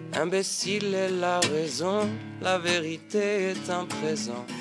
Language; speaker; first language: French; native; French